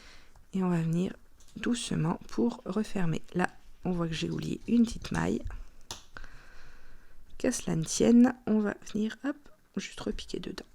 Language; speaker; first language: French; native; French